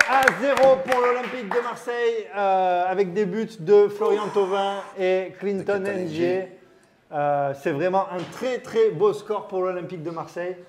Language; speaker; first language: French; native; French